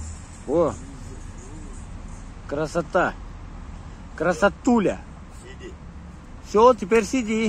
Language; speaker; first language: Russian; non-native, learner; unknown